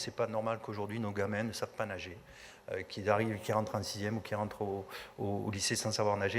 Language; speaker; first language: French; native; French